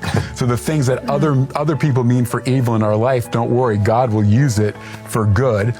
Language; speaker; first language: English; native; English